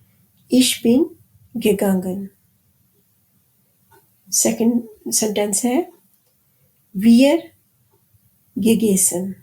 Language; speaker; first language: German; non-native, fluent; Urdu